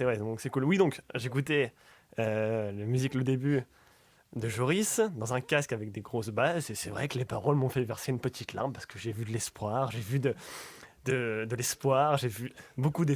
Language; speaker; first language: French; native; French